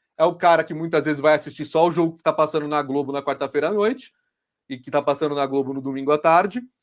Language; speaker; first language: Portuguese; native; Portuguese